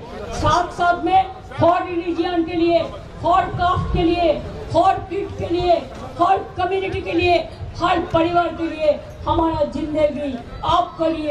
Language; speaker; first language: Hindi; non-native, local second language; Bangla